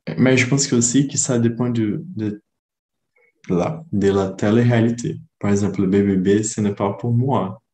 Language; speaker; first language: French; non-native, learner; Portuguese